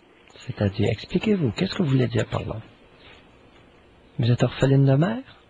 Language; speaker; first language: French; native; French